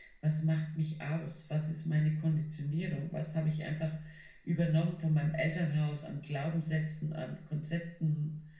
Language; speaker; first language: German; non-native, fluent; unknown